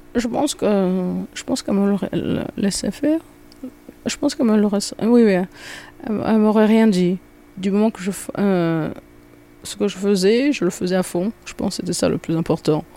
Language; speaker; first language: French; native; French